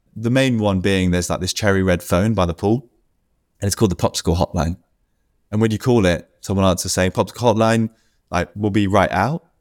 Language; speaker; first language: English; native; English